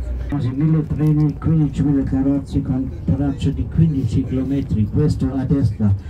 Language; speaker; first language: Italian; non-native, fluent; German